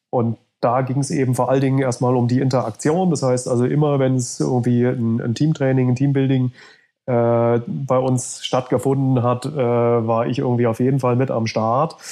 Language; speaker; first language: German; native; German